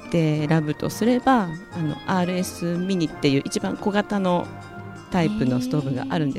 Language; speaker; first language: Japanese; native; Japanese